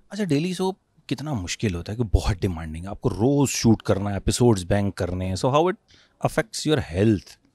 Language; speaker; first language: Hindi; native; Hindi